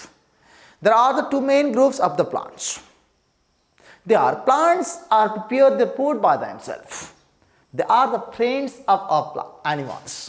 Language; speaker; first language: English; non-native, local second language; Nepali